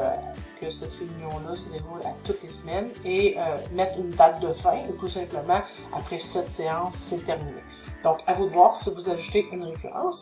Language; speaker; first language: French; native; French